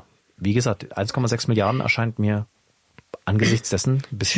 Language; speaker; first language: German; native; German